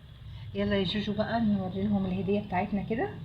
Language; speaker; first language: Arabic; native; Arabic